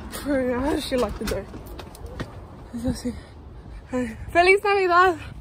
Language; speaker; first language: English; early bilingual, other home language; Spanish